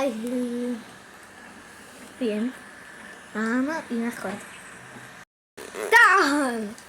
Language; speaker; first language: Spanish; native; Spanish